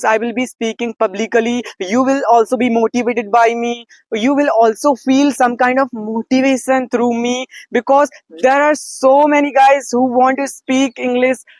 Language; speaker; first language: English; non-native, learner; Hindi